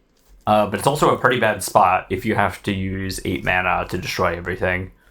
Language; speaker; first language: English; native; English